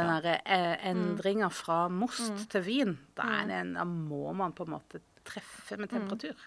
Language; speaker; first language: Norwegian; native; Norwegian